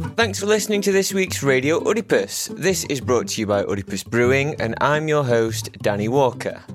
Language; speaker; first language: English; native; English